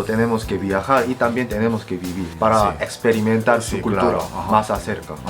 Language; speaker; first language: Spanish; non-native, fluent; Korean